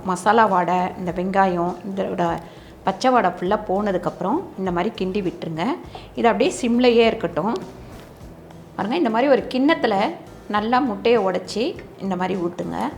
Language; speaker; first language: Tamil; native; Tamil